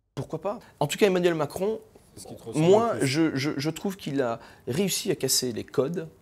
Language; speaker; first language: French; native; French